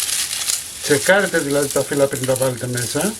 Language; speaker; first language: Greek; native; Greek